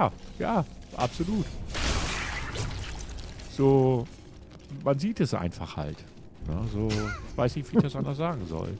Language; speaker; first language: German; native; German